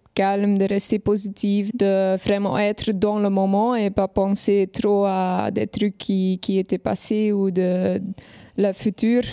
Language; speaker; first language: French; non-native, local second language; Dutch